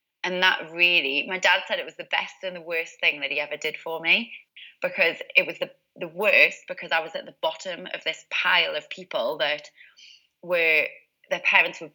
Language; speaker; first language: English; native; English